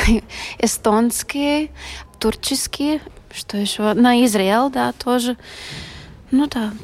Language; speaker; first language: Russian; non-native, local second language; Latvian